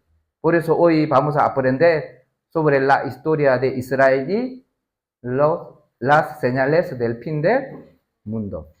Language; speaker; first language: Spanish; non-native, learner; Korean